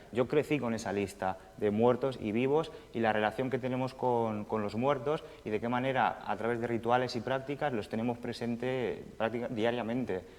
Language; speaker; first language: Spanish; early bilingual, other home language; Romanian